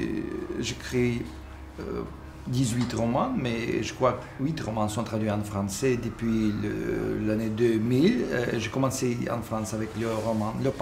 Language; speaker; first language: French; non-native, fluent; Russian